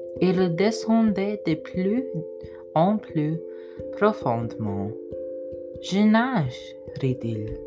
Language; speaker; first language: French; non-native, learner; English